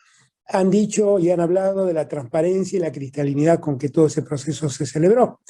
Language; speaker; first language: Spanish; native; Spanish